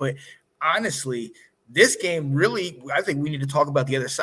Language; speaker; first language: English; native; English